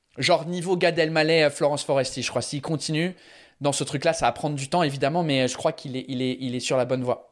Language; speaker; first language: French; early bilingual, other home language; English